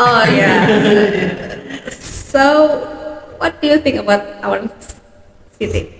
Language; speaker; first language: English; non-native, learner; Indonesian